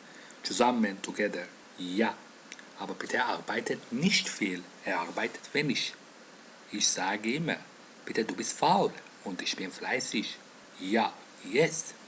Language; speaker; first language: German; non-native, fluent; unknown